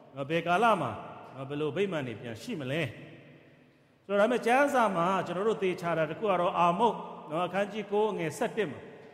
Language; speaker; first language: Burmese; non-native, local second language; Kachin